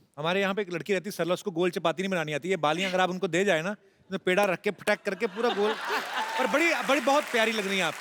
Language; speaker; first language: Hindi; non-native, local second language; Punjabi